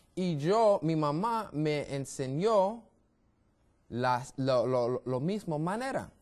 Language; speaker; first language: Spanish; non-native, learner; English